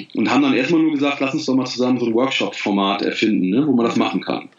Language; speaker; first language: German; native; German